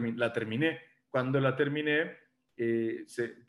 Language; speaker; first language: Spanish; native; Spanish